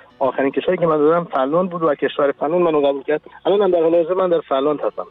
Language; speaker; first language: Persian; non-native, local second language; Central Kurdish